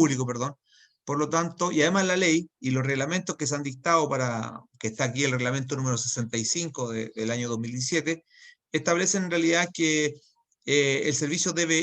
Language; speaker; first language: Spanish; native; Spanish